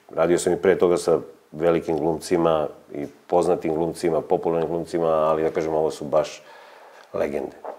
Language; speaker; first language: Serbian; native; Serbian